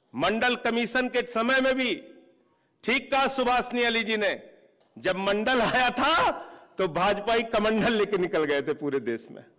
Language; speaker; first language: Hindi; native; Hindi